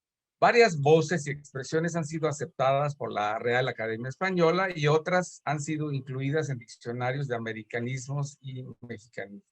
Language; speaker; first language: Spanish; native; Spanish